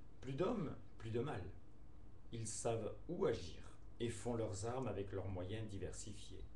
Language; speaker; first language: French; native; French